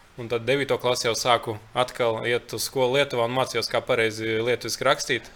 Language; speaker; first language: Latvian; early bilingual, other home language; Lithuanian